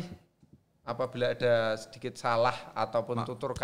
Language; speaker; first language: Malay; non-native, local second language; Javanese